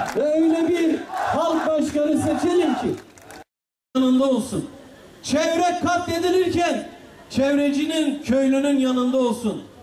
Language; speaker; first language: Turkish; non-native, local second language; Kurdish